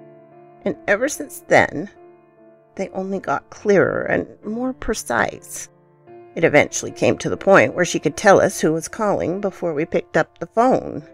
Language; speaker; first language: English; native; English